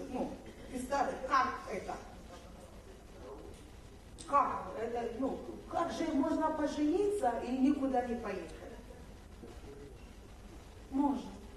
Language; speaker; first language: Russian; non-native, fluent; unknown